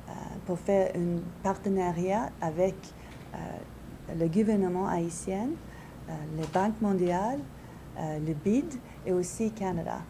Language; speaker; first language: French; non-native, fluent; English